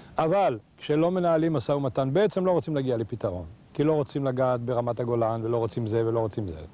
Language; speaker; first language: Hebrew; native; Hebrew